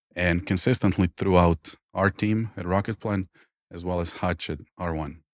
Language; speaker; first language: English; non-native, fluent; Croatian